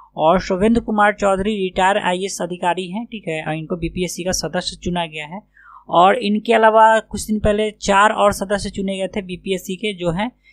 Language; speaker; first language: Hindi; native; Hindi